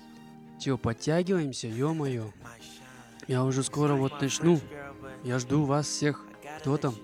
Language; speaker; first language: Russian; native; Russian